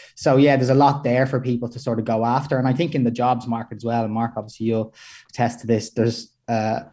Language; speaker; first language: English; native; English